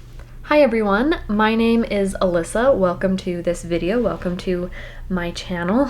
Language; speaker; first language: English; native; English